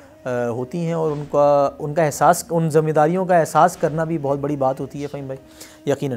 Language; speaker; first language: Urdu; native; Urdu